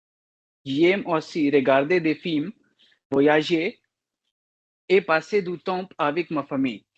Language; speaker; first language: French; non-native, learner; Hindi